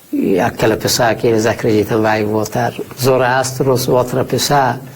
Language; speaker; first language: Portuguese; non-native, fluent; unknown